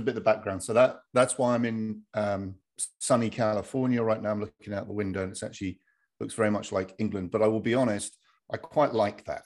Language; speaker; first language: English; native; English